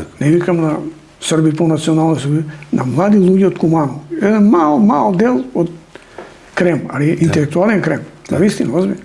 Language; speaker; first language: Macedonian; non-native, local second language; Serbian